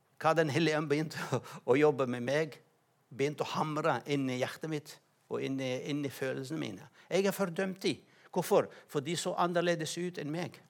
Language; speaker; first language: Norwegian; non-native, fluent; Arabic